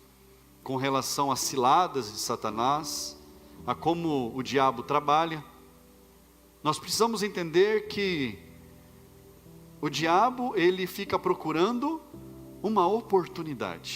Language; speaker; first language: Portuguese; native; Portuguese